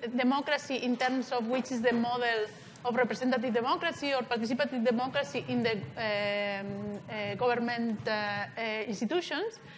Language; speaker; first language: English; non-native, fluent; Spanish